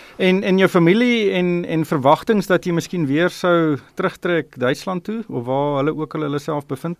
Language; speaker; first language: Afrikaans; native; Afrikaans